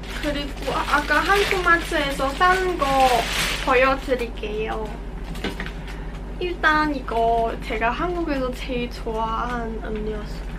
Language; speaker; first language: Korean; non-native, learner; Cantonese